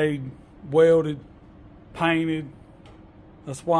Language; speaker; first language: English; native; English